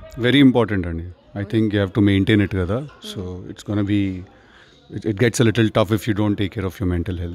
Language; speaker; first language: English; non-native, local second language; Telugu